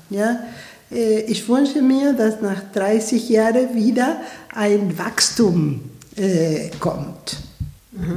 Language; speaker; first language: German; non-native, fluent; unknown